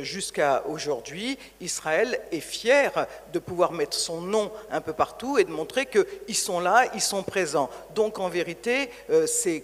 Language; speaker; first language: French; native; French